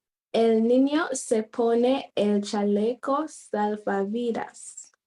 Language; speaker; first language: Spanish; non-native, fluent; English